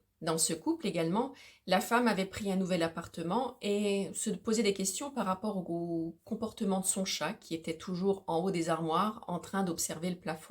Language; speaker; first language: French; native; French